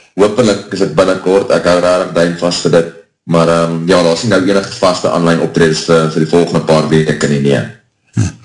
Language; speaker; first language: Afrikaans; native; Afrikaans